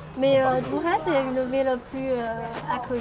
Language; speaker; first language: French; non-native, fluent; Chinese